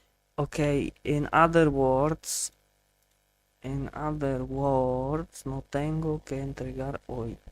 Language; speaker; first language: Spanish; non-native, learner; English